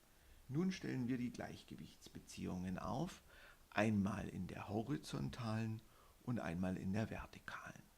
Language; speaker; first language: German; native; German